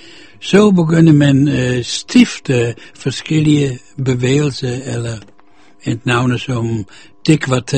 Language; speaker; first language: Danish; non-native, fluent; Dutch